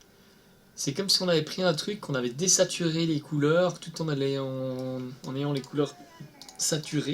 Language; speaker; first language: French; native; French